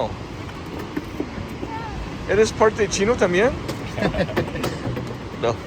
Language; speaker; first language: Spanish; non-native, fluent; English